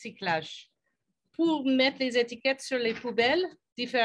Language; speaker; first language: French; non-native, fluent; English